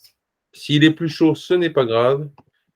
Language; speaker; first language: French; native; French